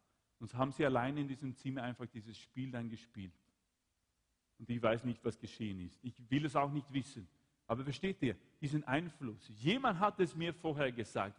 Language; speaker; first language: German; non-native, fluent; Swedish